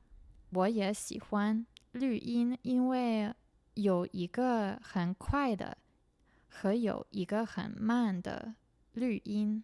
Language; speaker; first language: Chinese; non-native, learner; English